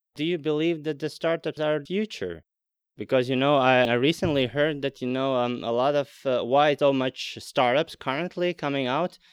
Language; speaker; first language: English; non-native, fluent; Latvian